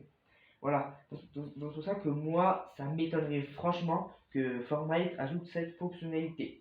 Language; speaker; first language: French; native; French